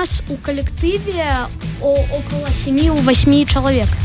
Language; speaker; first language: Belarusian; non-native, local second language; Russian